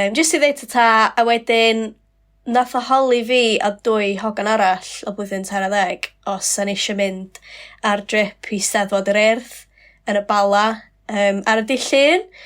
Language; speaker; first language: Welsh; non-native, local second language; English